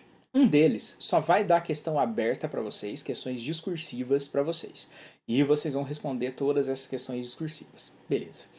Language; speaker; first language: Portuguese; native; Portuguese